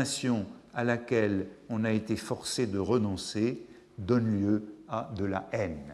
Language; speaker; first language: French; native; French